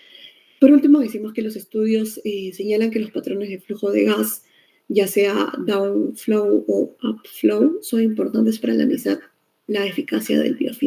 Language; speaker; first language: Spanish; native; Spanish